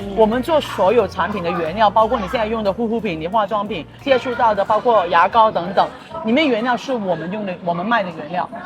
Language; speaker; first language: Chinese; native; Chinese